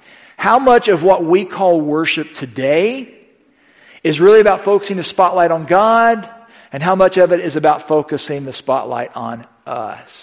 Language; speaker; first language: English; native; English